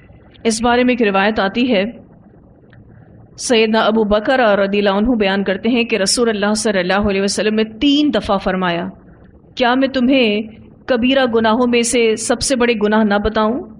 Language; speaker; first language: Urdu; native; Urdu